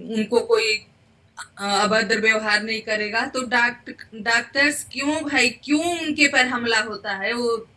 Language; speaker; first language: Hindi; native; Hindi